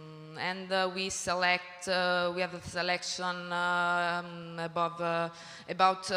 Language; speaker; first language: English; non-native, learner; Italian